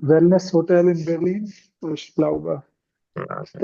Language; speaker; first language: German; non-native, learner; Urdu